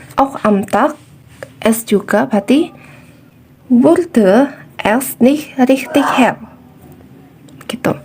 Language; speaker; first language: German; non-native, fluent; Indonesian